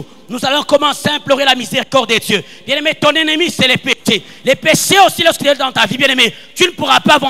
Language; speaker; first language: French; non-native, local second language; Lingala